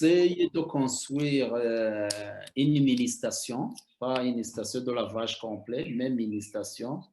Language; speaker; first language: French; non-native, local second language; Rundi